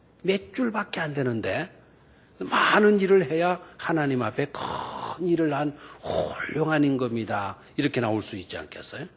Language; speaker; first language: Korean; native; Korean